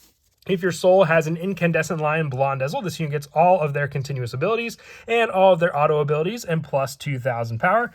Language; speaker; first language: English; native; English